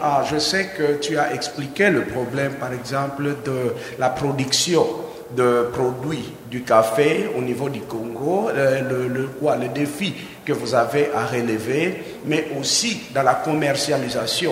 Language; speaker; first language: English; non-native, fluent; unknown